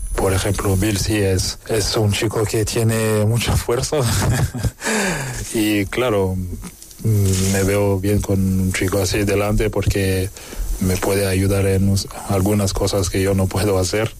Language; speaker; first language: Spanish; non-native, fluent; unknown